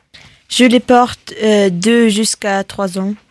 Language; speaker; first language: French; non-native, learner; German